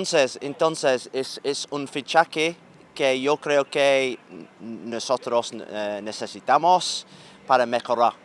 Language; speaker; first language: Spanish; non-native, learner; English